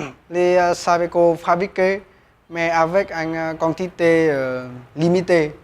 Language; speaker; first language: French; non-native, learner; Vietnamese